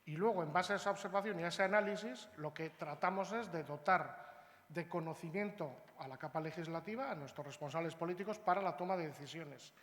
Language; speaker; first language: Spanish; native; Spanish